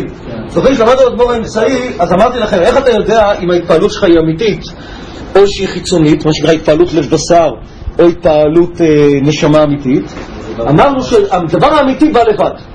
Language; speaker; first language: Hebrew; native; Hebrew